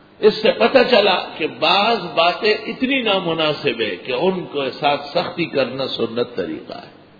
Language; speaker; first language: Urdu; non-native, local second language; Pashto